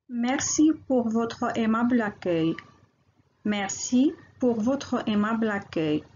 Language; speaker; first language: French; non-native, local second language; Arabic